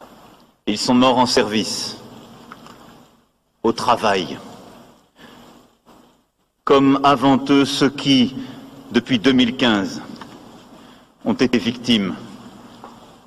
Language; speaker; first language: French; native; French